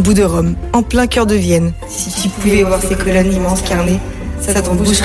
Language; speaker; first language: French; native; French